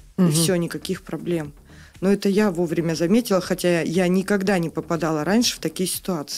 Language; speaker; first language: Russian; native; Russian